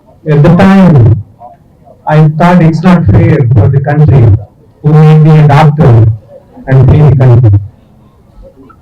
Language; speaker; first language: English; non-native, local second language; Telugu